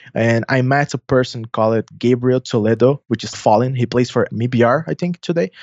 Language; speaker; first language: English; non-native, fluent; Portuguese